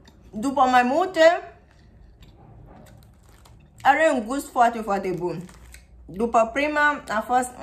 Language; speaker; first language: Romanian; non-native, learner; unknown